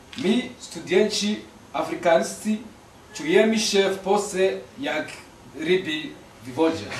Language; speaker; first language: Polish; non-native, learner; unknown